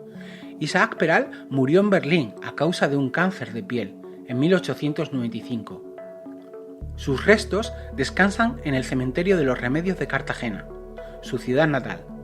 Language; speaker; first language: Spanish; native; Spanish